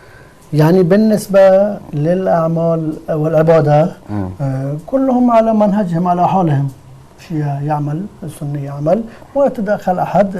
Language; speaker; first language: Arabic; non-native, fluent; Persian